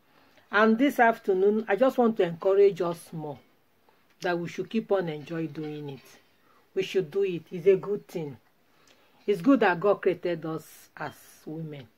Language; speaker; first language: English; non-native, local second language; Igbo